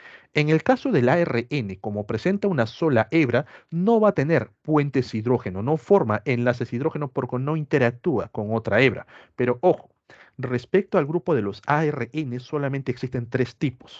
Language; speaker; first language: Spanish; native; Spanish